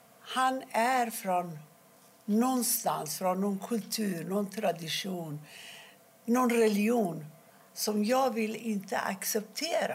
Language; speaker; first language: Swedish; non-native, fluent; Persian